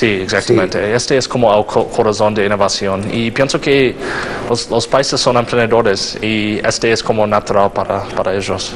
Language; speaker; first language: Spanish; non-native, learner; English